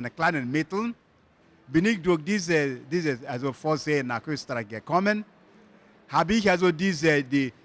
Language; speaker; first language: German; non-native, fluent; Igbo